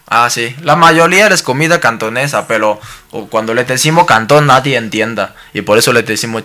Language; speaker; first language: Spanish; non-native, learner; Cantonese